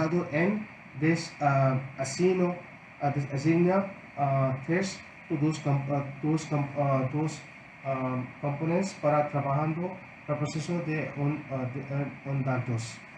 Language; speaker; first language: Spanish; non-native, learner; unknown